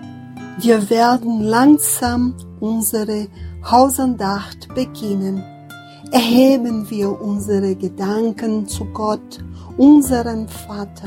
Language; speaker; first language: German; non-native, fluent; Portuguese